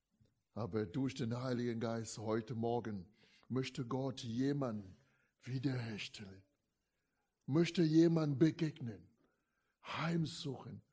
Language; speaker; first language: German; non-native, fluent; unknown